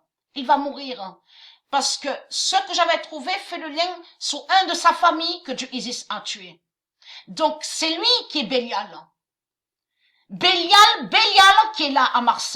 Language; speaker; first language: French; native; French